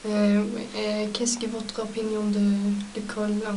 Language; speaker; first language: French; non-native, learner; Swedish